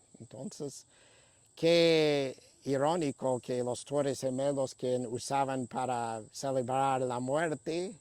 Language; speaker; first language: Spanish; non-native, fluent; English